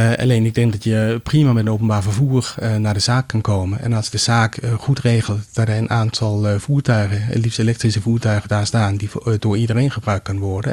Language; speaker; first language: Dutch; non-native, fluent; Danish